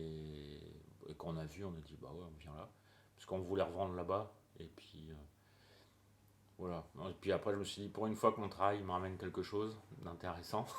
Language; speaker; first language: French; native; French